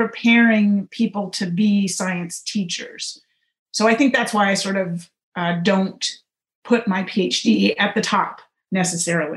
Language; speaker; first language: English; native; English